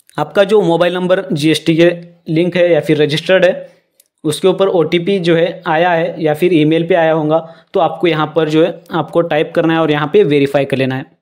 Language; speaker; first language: Hindi; non-native, local second language; Marathi